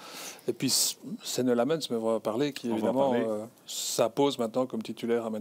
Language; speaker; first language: French; native; French